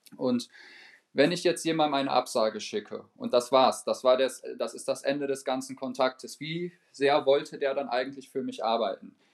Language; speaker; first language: German; native; German